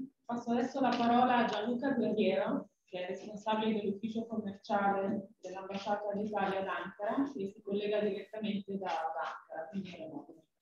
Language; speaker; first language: Italian; native; Italian